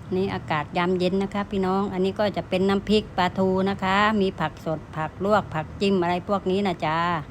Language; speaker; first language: Thai; native; Thai